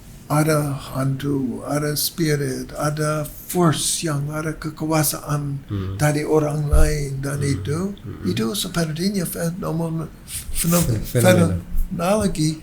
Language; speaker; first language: Indonesian; non-native, learner; English